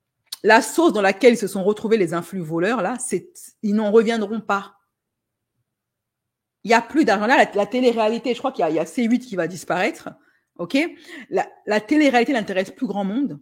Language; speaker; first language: French; native; French